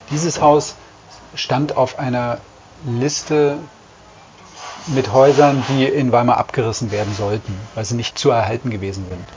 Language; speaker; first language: German; native; German